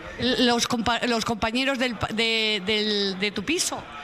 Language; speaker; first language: Spanish; native; Spanish